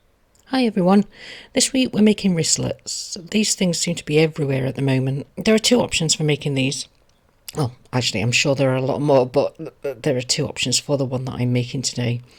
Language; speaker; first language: English; native; English